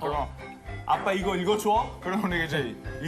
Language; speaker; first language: Korean; non-native, fluent; Italian